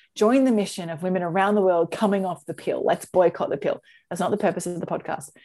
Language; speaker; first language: English; native; English